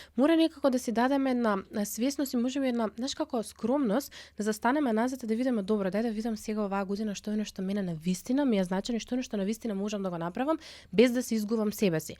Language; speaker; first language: Macedonian; native; Macedonian